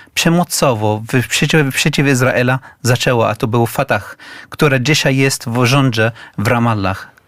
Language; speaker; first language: Polish; non-native, learner; Arabic